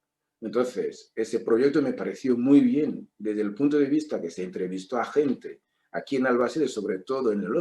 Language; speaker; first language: Spanish; non-native, fluent; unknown